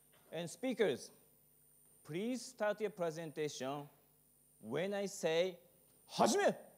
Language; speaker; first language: English; non-native, fluent; Japanese